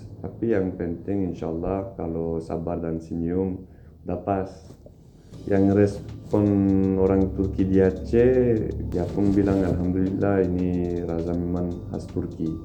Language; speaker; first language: Indonesian; non-native, fluent; Turkish